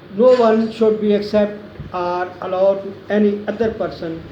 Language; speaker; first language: English; non-native, local second language; Urdu